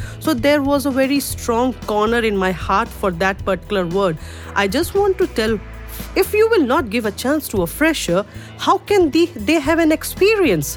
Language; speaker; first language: English; non-native, local second language; Urdu